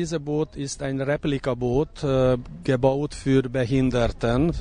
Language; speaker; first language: German; non-native, learner; Hungarian